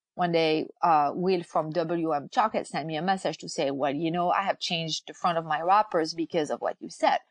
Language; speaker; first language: English; non-native, fluent; French